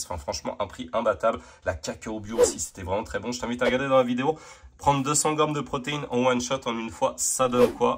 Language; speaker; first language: French; native; French